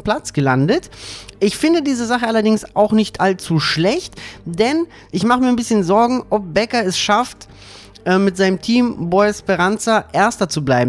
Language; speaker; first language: German; native; German